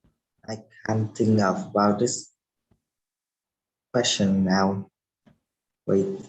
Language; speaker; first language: English; non-native, learner; Vietnamese